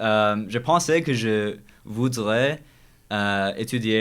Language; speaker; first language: French; non-native, learner; English